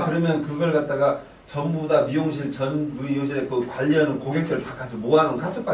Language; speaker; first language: Korean; native; Korean